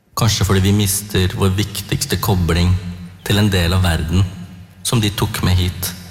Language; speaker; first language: Norwegian; early bilingual, other home language; Tamil